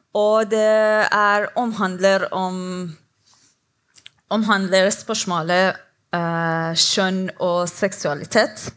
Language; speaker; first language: Norwegian; non-native, learner; Persian